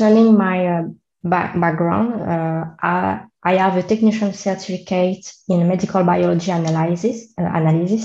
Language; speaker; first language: English; non-native, learner; French